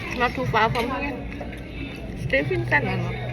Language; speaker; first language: English; non-native, learner; Thai